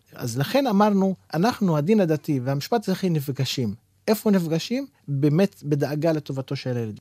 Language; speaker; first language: Hebrew; non-native, local second language; Arabic